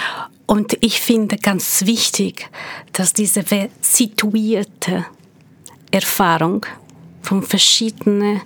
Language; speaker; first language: German; non-native, fluent; Portuguese